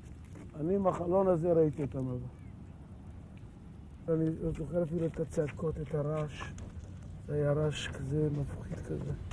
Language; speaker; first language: Hebrew; non-native, fluent; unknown